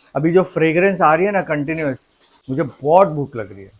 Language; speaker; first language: Hindi; non-native, local second language; Marathi